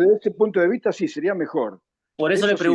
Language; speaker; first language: Spanish; native; Spanish